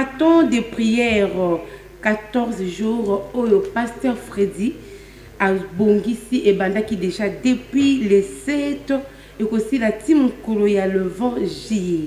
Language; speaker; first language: French; non-native, local second language; Lingala